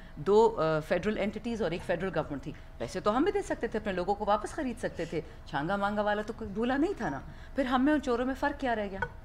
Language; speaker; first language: Urdu; non-native, local second language; Pashto